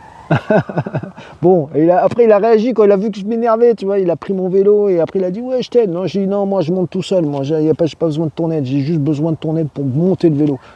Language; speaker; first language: French; native; French